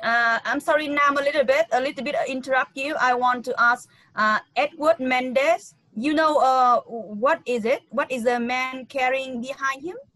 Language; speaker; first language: English; non-native, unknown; Vietnamese